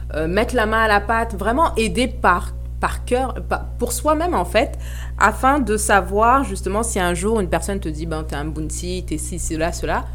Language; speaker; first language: French; native; French